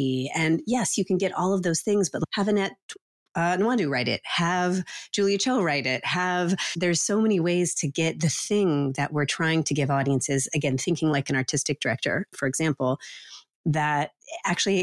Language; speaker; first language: English; native; English